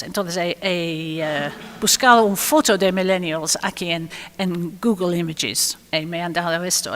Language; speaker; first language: Spanish; non-native, fluent; English